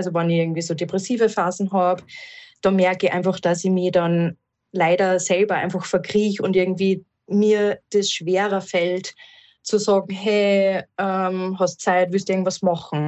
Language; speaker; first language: German; native; German